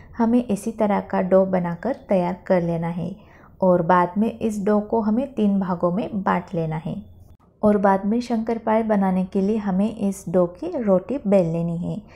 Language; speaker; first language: Hindi; non-native, local second language; Marathi